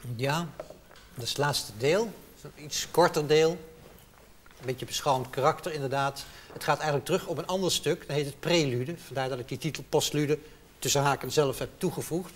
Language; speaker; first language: Dutch; native; Dutch